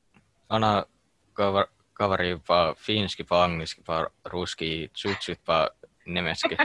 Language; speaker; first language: Russian; non-native, learner; Finnish